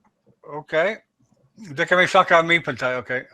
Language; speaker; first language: Spanish; non-native, learner; English